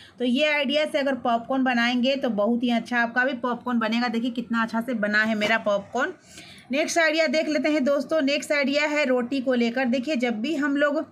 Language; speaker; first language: Hindi; native; Hindi